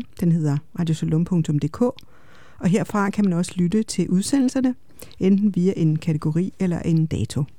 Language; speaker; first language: Danish; native; Danish